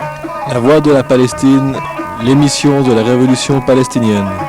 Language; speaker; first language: French; native; French